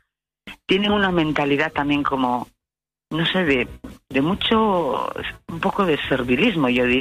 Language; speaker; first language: Spanish; native; Spanish